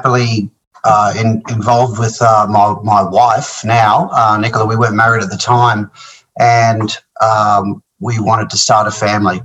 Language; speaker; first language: English; native; English